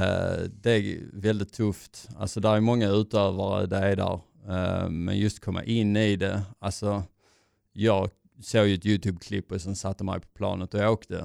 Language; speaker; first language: Swedish; native; Swedish